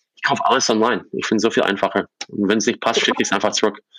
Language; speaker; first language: German; non-native, fluent; English